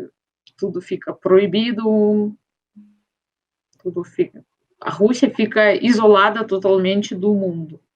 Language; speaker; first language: Portuguese; non-native, fluent; Russian